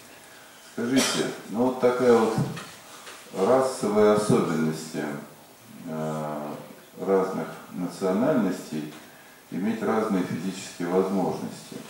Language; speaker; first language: Russian; native; Russian